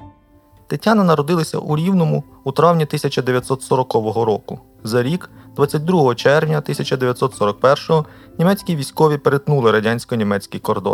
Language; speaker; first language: Ukrainian; native; Ukrainian